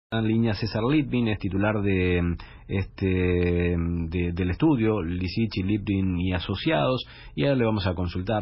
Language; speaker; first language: Spanish; native; Spanish